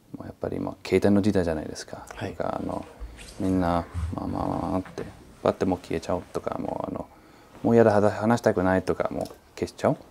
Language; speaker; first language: Japanese; non-native, fluent; Italian